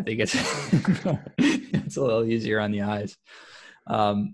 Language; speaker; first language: English; native; English